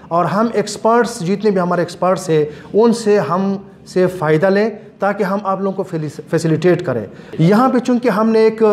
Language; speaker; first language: Urdu; non-native, local second language; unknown